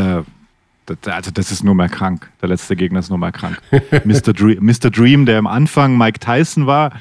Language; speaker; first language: German; native; German